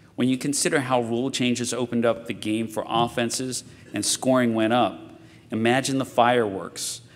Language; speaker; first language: English; native; English